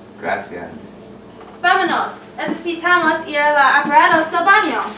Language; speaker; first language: Spanish; non-native, learner; English